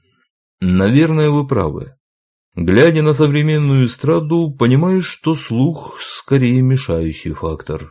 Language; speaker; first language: Russian; native; Russian